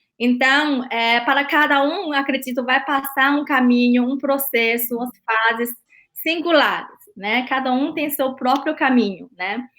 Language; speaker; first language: Portuguese; non-native, fluent; Chinese